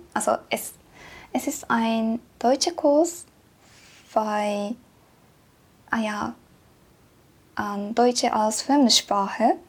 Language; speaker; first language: German; non-native, learner; Japanese